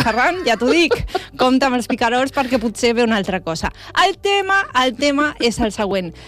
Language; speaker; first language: Catalan; non-native, local second language; Spanish